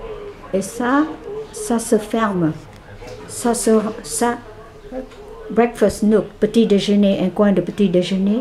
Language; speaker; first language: French; non-native, fluent; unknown